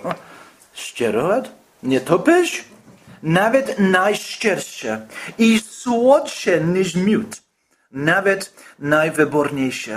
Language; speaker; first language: Polish; non-native, fluent; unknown